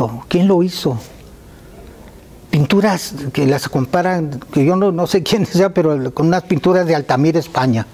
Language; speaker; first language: Spanish; native; Spanish